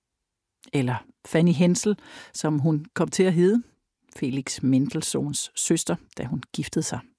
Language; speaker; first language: Danish; native; Danish